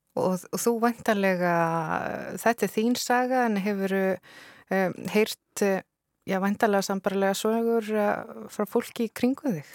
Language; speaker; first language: Icelandic; native; Icelandic